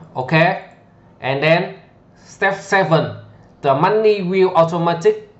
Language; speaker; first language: English; non-native, learner; Vietnamese